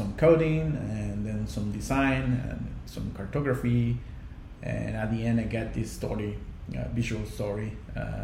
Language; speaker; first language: English; non-native, fluent; Spanish